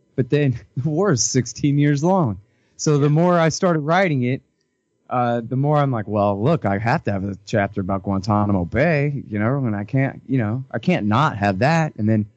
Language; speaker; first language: English; native; English